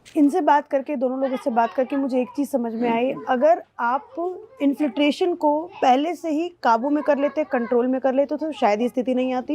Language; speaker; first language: Hindi; native; Hindi